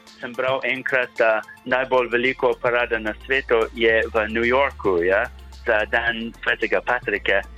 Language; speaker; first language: Slovenian; non-native, learner; English